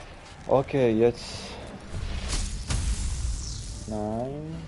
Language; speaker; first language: German; non-native, learner; Russian